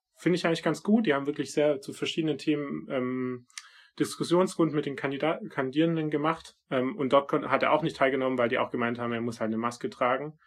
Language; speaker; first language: German; native; German